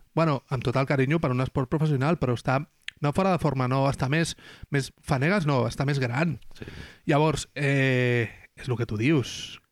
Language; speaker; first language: Catalan; non-native, local second language; Spanish